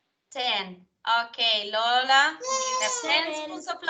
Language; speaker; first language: English; non-native, fluent; Spanish